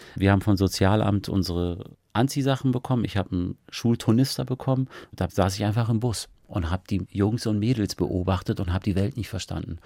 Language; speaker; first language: German; early bilingual, other home language; Persian